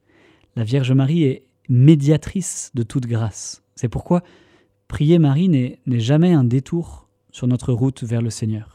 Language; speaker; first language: French; native; French